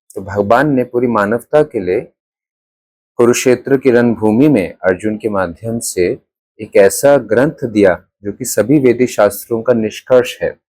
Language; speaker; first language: Hindi; native; Hindi